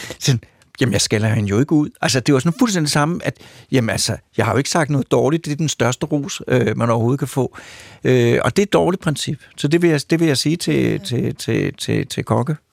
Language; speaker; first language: Danish; native; Danish